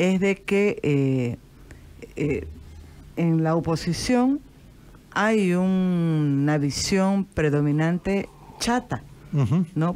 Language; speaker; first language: Spanish; native; Spanish